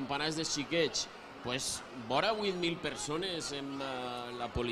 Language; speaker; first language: Catalan; native; Catalan